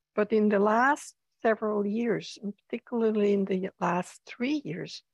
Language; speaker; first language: English; non-native, fluent; German